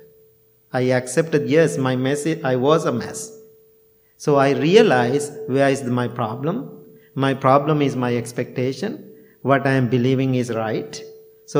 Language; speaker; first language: English; non-native, local second language; Sinhala